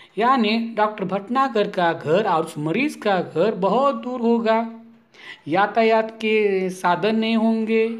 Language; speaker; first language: Hindi; non-native, local second language; Marathi